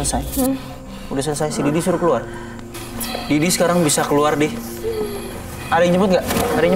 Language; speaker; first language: Indonesian; native; Indonesian